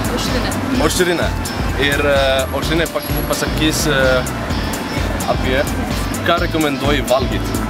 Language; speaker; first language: Lithuanian; non-native, learner; Swedish